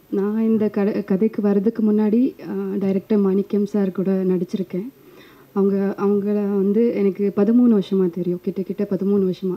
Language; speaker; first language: Tamil; non-native, fluent; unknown